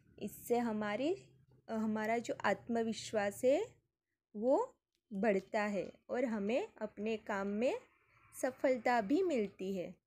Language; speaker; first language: Hindi; non-native, local second language; Gujarati